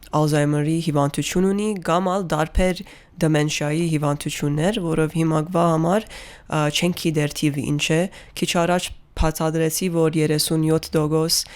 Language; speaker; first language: Armenian; early bilingual, heritage; Armenian